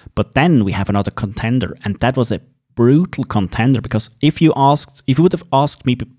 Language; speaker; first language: English; non-native, fluent; German